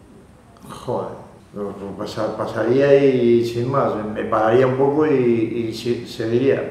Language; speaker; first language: Spanish; native; Spanish